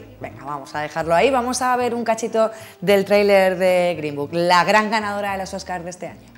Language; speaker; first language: Spanish; native; Spanish